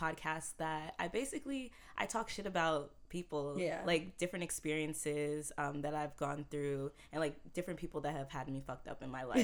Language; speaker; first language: English; early bilingual, other home language; Haitian Creole